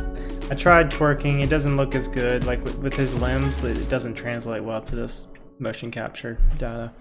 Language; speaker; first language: English; native; English